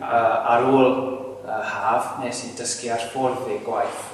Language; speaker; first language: Welsh; non-native, learner; English